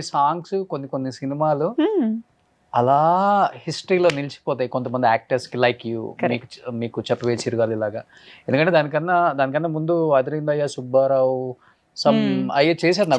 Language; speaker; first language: Telugu; native; Telugu